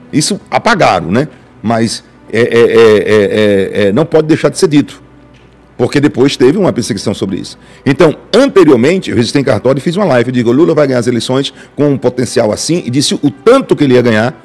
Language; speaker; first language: Portuguese; native; Portuguese